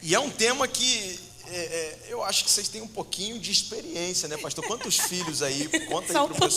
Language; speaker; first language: Portuguese; native; Portuguese